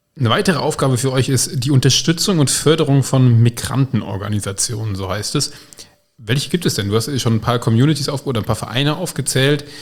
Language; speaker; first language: German; native; German